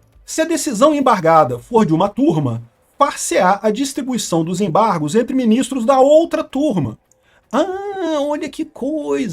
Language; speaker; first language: Portuguese; native; Portuguese